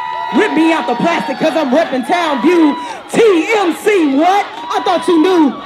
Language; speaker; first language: English; native; English